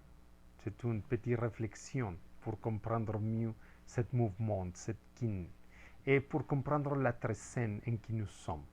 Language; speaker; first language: French; non-native, fluent; Spanish